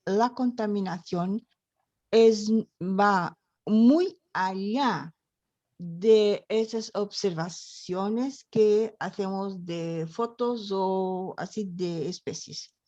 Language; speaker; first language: Spanish; non-native, learner; Portuguese